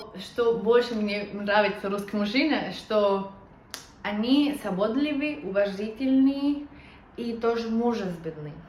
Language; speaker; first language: Russian; non-native, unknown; Spanish